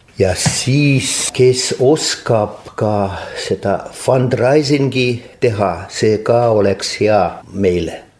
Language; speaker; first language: Estonian; non-native, local second language; Russian